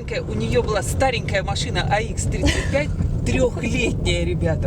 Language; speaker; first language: Russian; native; Russian